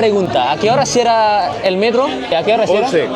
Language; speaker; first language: Spanish; non-native, fluent; Indonesian